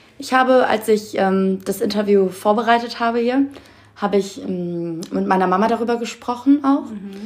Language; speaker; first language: German; native; German